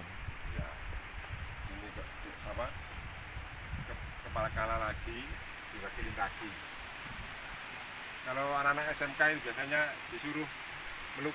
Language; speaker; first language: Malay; non-native, local second language; Javanese